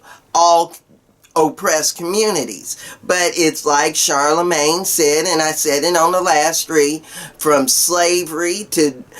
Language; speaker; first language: English; native; English